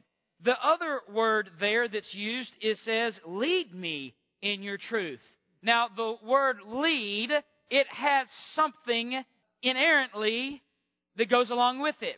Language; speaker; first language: English; native; English